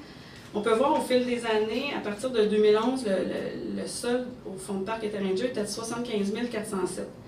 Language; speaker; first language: French; native; French